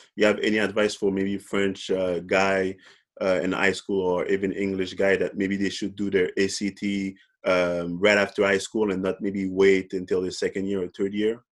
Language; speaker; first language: English; non-native, fluent; French